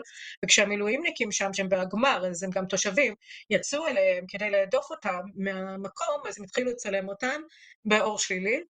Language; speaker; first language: Hebrew; native; Hebrew